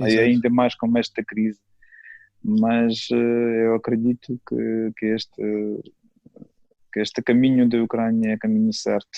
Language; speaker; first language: Portuguese; non-native, fluent; Ukrainian